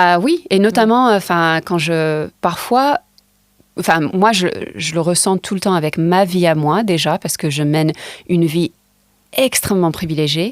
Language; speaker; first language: French; non-native, fluent; English